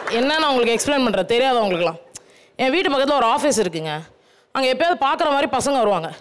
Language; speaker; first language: Tamil; non-native, local second language; Telugu